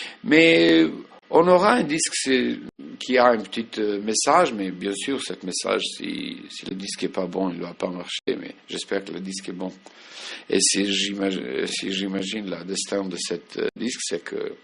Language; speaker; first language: French; non-native, fluent; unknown